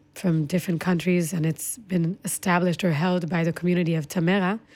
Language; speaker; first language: English; early bilingual, other home language; Hebrew